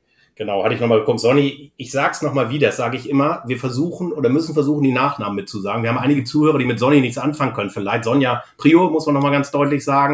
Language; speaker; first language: German; native; German